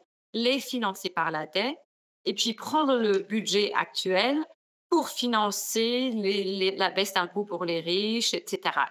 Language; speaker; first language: French; non-native, fluent; German